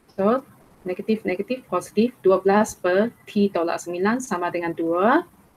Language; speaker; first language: Malay; non-native, local second language; Chinese